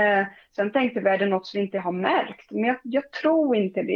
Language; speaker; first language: Swedish; non-native, fluent; Portuguese